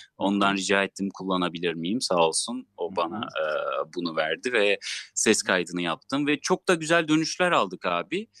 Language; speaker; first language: Turkish; non-native, local second language; Armenian